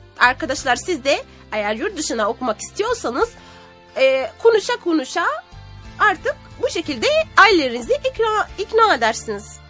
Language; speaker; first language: Turkish; non-native, fluent; Arabic